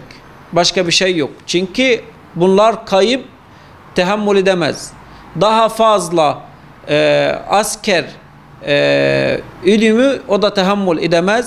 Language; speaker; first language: Turkish; non-native, fluent; Arabic